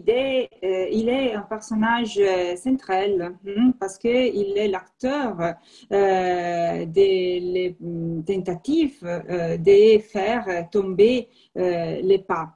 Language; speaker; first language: French; non-native, learner; Italian